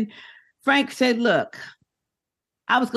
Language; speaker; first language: English; native; English